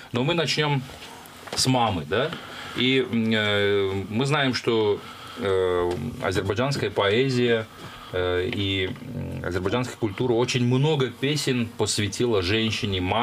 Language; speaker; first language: Russian; non-native, local second language; Azerbaijani